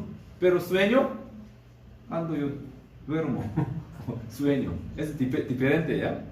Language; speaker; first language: Spanish; non-native, learner; Korean